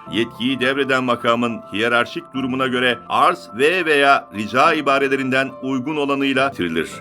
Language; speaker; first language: Turkish; native; Turkish